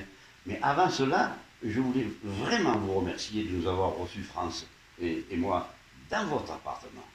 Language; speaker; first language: French; native; French